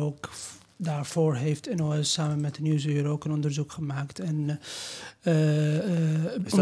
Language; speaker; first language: Dutch; non-native, fluent; Persian